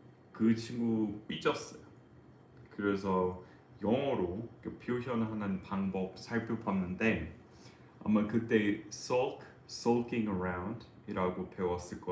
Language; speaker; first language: Korean; non-native, fluent; English